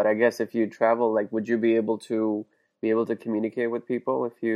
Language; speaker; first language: English; non-native, local second language; Hindi